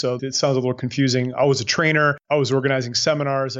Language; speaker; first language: English; native; English